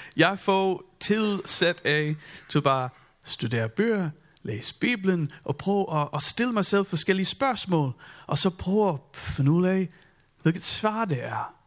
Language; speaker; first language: Danish; non-native, fluent; English